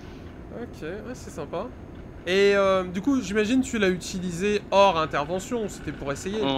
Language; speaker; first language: French; native; French